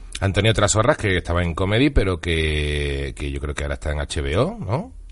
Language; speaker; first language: Spanish; native; Spanish